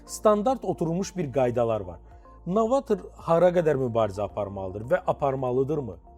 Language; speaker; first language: Azerbaijani; native; Azerbaijani